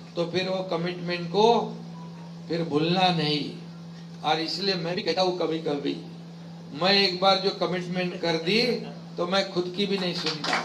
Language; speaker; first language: Hindi; non-native, local second language; Marathi